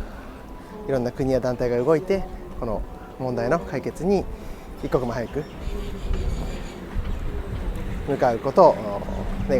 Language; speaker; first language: Japanese; native; Japanese